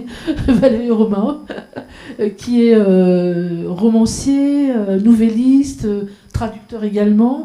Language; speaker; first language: French; native; French